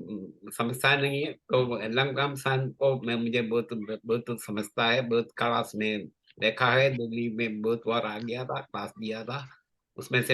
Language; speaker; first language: Hindi; non-native, local second language; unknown